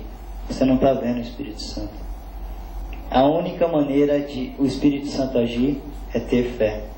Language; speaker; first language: Portuguese; native; Portuguese